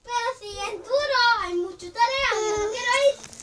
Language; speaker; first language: Spanish; early bilingual, heritage; Spanish